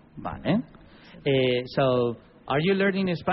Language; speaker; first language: English; non-native, fluent; Spanish